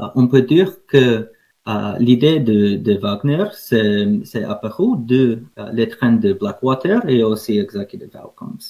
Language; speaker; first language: French; non-native, learner; English